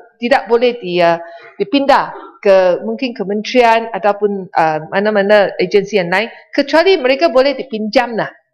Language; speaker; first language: Malay; non-native, local second language; Chinese